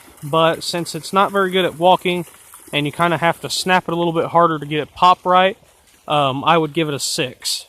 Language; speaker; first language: English; native; English